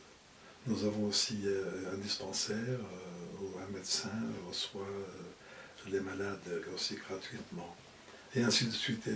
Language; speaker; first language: French; non-native, fluent; Arabic